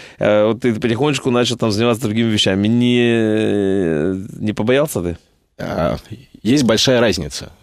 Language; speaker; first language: Russian; native; Russian